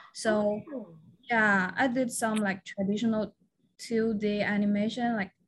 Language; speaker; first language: English; non-native, fluent; Chinese